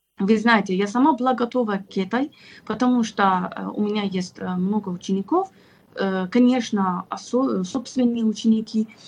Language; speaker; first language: Russian; non-native, fluent; Persian